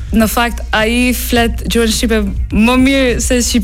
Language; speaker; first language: Albanian; non-native, fluent; English